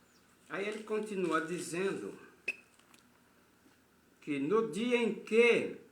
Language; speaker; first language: Portuguese; native; Portuguese